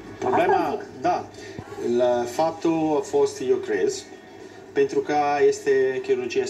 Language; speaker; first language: Romanian; non-native, learner; Italian